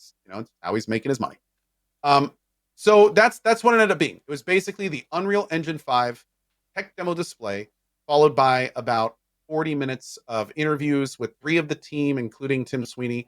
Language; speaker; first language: English; native; English